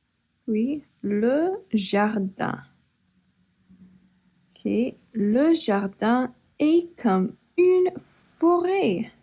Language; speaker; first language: French; non-native, fluent; English